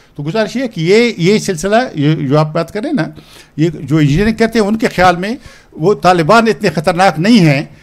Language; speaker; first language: Urdu; non-native, local second language; Pashto